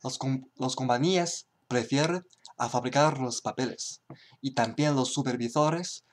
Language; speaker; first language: Spanish; non-native, learner; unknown